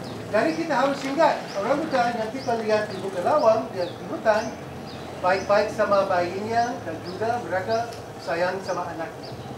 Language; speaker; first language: Indonesian; non-native, fluent; English